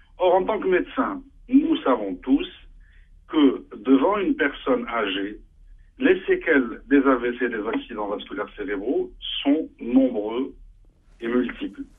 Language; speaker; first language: French; non-native, local second language; Arabic